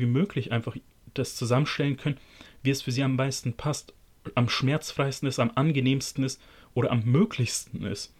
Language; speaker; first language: German; native; German